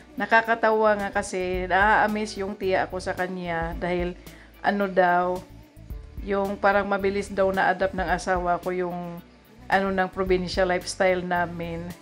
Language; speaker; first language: Filipino; non-native, local second language; Cebuano